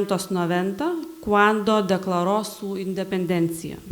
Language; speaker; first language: Spanish; non-native, learner; Lithuanian